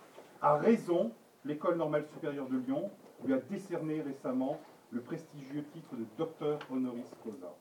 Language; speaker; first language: French; native; French